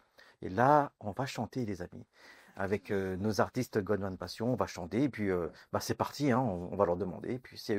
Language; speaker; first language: French; native; French